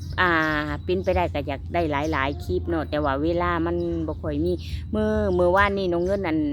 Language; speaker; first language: Thai; non-native, local second language; Lao